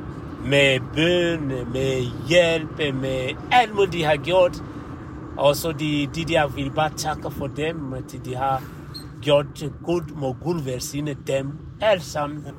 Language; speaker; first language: Danish; non-native, learner; Kinyarwanda